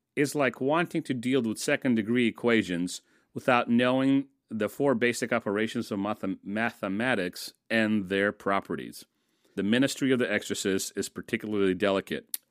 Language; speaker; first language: English; early bilingual, other home language; Russian